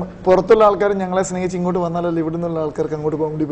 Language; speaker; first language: Malayalam; native; Malayalam